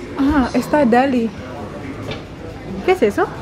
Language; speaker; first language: Spanish; non-native, learner; Indonesian